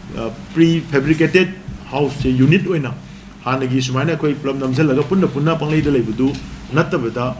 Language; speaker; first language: Manipuri; native; Manipuri